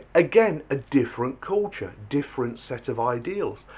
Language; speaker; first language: English; native; English